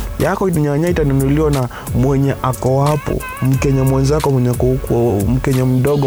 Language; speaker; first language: English; non-native, local second language; Kikuyu